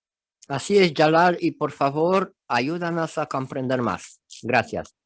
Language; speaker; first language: Spanish; non-native, fluent; Romanian